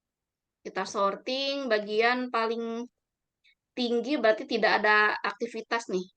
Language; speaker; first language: Indonesian; native; Indonesian